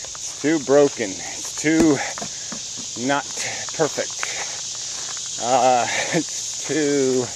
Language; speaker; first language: English; native; English